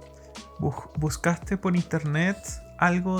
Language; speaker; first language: Spanish; native; Spanish